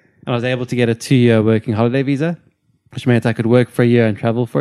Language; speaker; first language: English; native; English